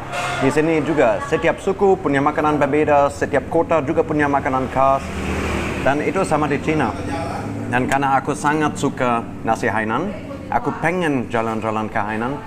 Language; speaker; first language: Indonesian; non-native, fluent; German